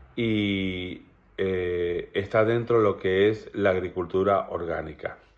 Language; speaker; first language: Spanish; native; Spanish